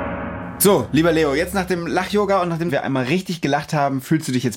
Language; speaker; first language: German; native; German